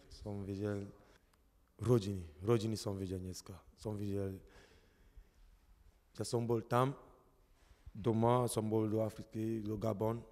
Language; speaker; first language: Slovak; non-native, learner; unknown